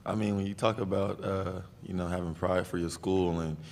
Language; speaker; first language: English; native; English